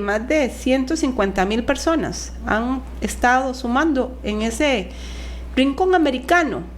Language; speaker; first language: Spanish; native; Spanish